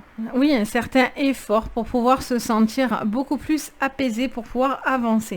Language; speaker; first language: French; native; French